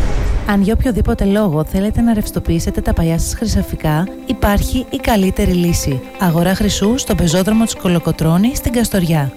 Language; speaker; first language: Greek; native; Greek